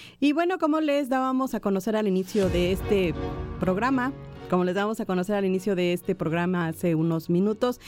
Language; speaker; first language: Spanish; native; Spanish